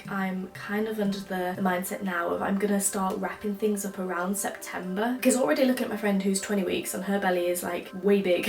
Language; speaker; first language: English; native; English